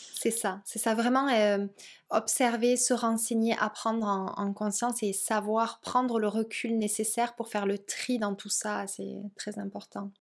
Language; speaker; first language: French; native; French